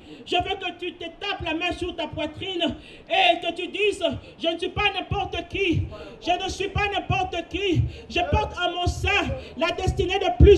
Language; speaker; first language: French; non-native, local second language; Lingala